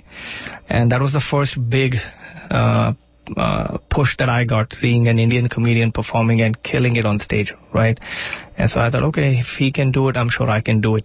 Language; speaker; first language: English; non-native, local second language; Marathi